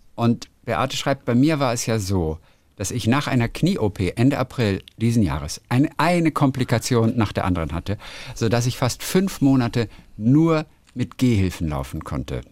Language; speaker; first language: German; native; German